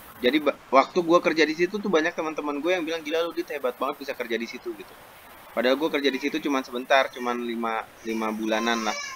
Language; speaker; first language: Indonesian; native; Indonesian